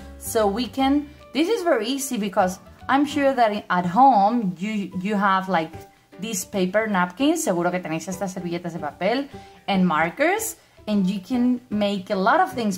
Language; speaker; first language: English; non-native, fluent; Spanish